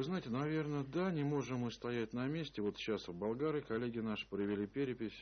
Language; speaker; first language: Russian; native; Russian